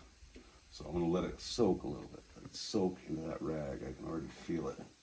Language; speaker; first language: English; native; English